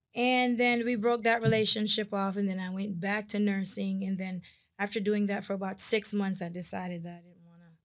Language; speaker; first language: English; native; English